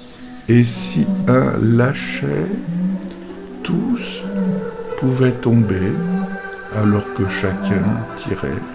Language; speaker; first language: French; native; French